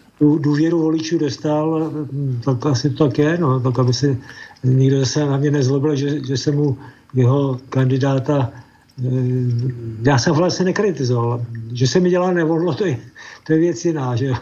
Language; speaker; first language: Czech; early bilingual, other home language; Slovak